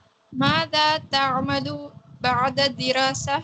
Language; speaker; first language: Arabic; non-native, learner; Tamil